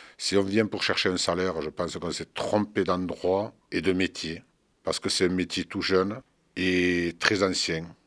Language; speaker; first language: French; early bilingual, other home language; Arabic